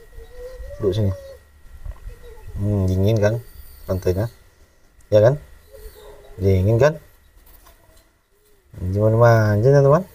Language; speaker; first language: Indonesian; native; Indonesian